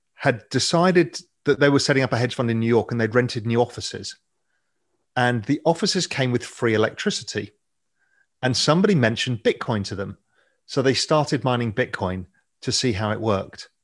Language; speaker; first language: English; native; English